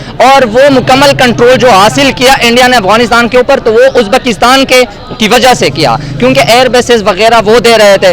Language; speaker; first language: Hindi; non-native, local second language; Pashto